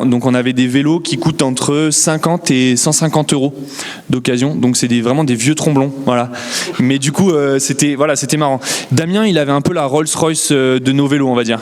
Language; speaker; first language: French; native; French